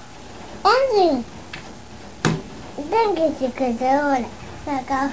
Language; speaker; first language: Japanese; native; Japanese